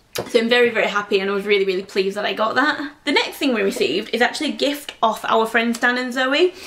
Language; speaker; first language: English; native; English